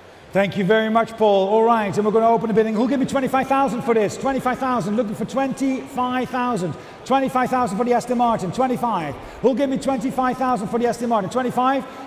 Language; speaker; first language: English; native; English